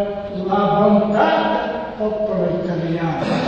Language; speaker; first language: Italian; non-native, learner; Serbian